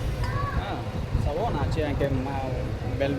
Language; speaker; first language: Italian; non-native, learner; Telugu